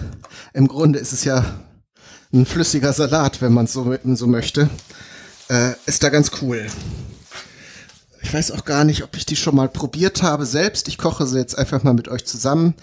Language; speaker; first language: German; native; German